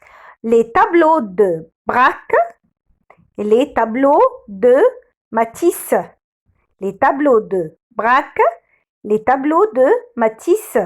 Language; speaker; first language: French; non-native, fluent; Arabic